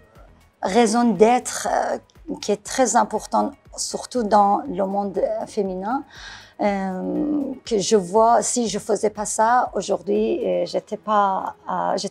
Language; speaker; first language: French; non-native, fluent; Persian